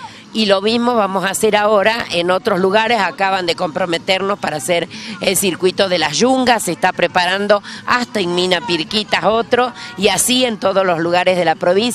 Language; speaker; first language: Spanish; native; Spanish